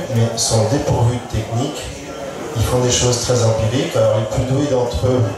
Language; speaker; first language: French; native; French